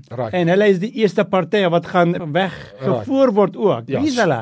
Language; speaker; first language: Afrikaans; non-native, fluent; Turkish